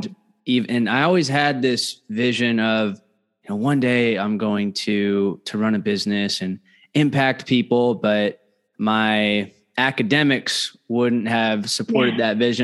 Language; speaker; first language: English; native; English